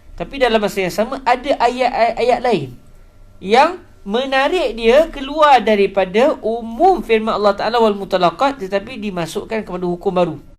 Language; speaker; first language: Malay; native; Malay